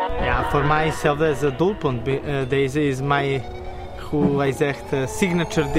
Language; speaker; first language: Dutch; non-native, learner; Serbian